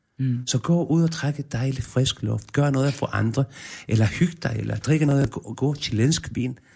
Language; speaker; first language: Danish; non-native, fluent; Spanish